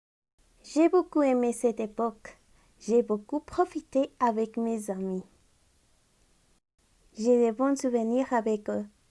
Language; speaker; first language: French; non-native, fluent; Spanish